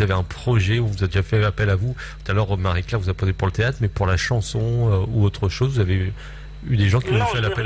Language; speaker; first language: French; native; French